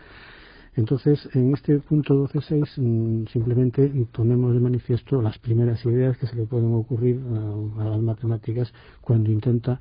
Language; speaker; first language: Spanish; native; Spanish